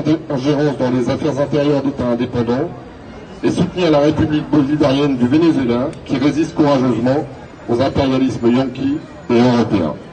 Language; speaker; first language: French; native; French